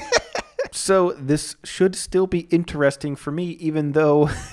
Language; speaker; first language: English; native; English